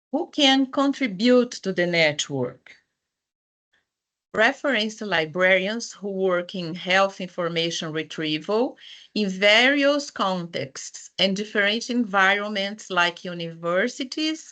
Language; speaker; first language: English; non-native, fluent; Portuguese